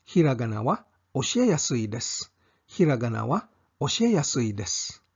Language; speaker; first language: Japanese; non-native, fluent; English